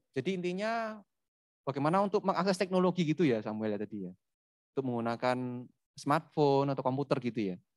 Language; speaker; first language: Indonesian; native; Indonesian